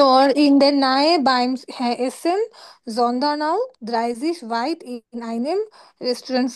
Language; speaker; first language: German; non-native, learner; Bangla